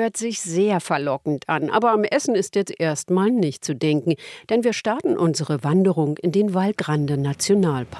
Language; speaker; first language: German; native; German